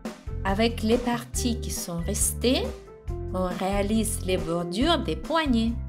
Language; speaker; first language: French; non-native, fluent; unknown